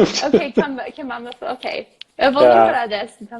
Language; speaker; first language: Portuguese; non-native, fluent; English